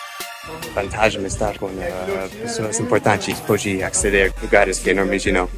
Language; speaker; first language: Portuguese; non-native, fluent; English